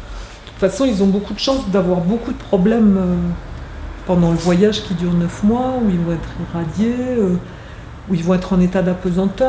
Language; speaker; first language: French; native; French